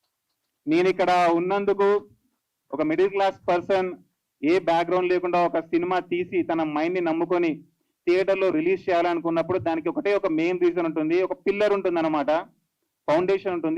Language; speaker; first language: Telugu; native; Telugu